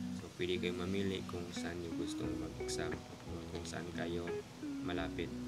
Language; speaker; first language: Filipino; native; Filipino